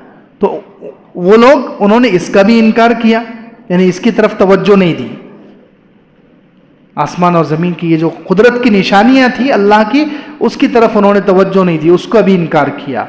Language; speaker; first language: Urdu; native; Urdu